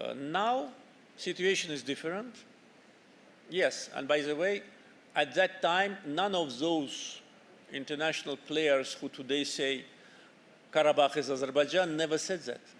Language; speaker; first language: English; non-native, fluent; Azerbaijani